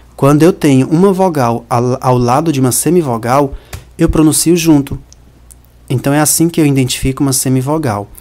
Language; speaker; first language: Portuguese; native; Portuguese